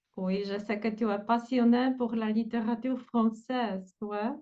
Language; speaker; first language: French; non-native, fluent; Polish